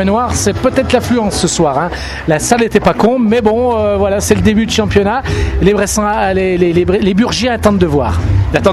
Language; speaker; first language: French; native; French